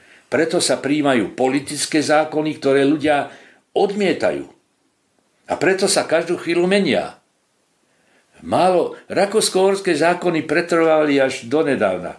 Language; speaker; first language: Slovak; non-native, local second language; Hungarian